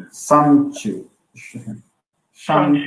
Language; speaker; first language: Chinese; non-native, learner; English